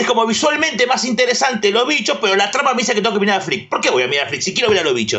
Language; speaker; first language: Spanish; native; Spanish